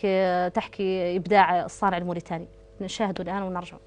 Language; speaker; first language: Arabic; native; Arabic